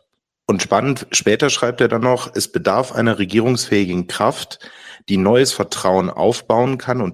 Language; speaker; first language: German; native; German